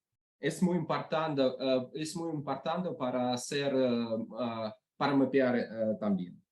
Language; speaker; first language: Spanish; non-native, learner; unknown